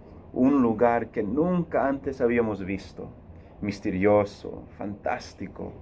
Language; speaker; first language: Spanish; early bilingual, heritage; Spanish